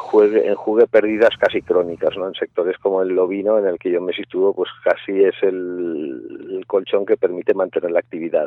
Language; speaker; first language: Spanish; native; Spanish